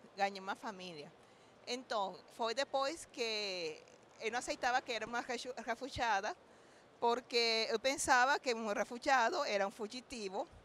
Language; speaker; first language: Portuguese; non-native, learner; Spanish